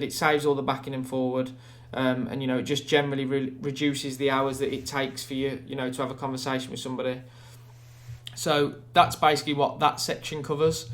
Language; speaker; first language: English; native; English